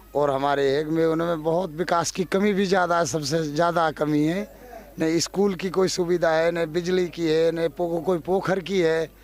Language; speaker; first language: Hindi; native; Hindi